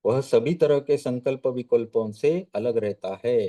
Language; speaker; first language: Hindi; non-native, local second language; Marathi